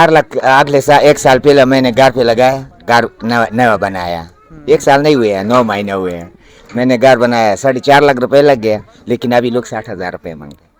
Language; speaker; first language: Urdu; early bilingual, other home language; Pashto